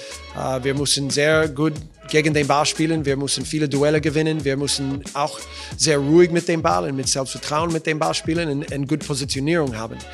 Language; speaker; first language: German; non-native, learner; English